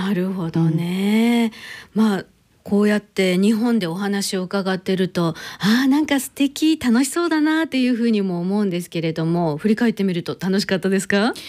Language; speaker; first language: Japanese; native; Japanese